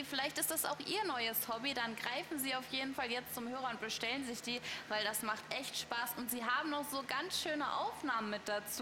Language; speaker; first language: German; native; German